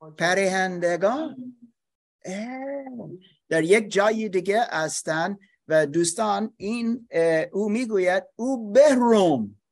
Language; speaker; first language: Persian; non-native, learner; English